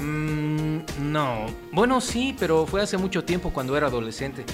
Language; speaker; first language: Spanish; native; Spanish